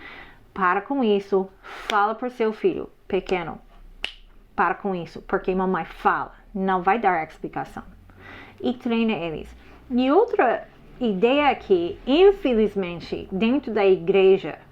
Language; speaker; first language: Portuguese; non-native, fluent; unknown